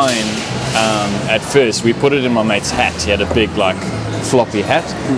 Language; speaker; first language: English; native; English